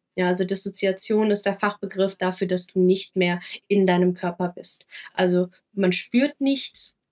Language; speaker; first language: German; early bilingual, other home language; Vietnamese